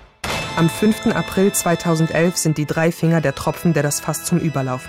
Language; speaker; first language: German; native; German